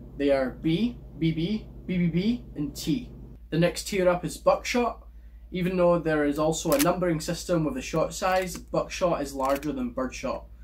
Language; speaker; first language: English; native; English